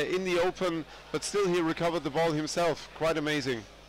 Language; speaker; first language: English; non-native, fluent; German